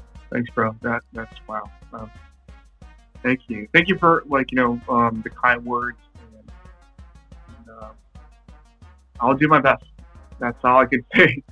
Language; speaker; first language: English; non-native, fluent; Japanese